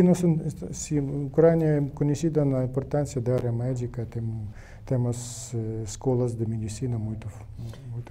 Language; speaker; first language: Portuguese; non-native, learner; Ukrainian